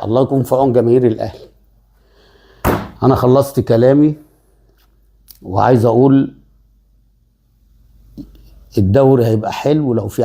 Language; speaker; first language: Arabic; native; Arabic